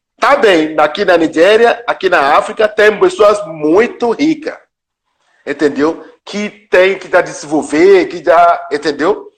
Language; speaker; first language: Portuguese; non-native, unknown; Yoruba